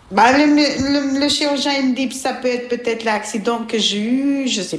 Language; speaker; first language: French; non-native, learner; Albanian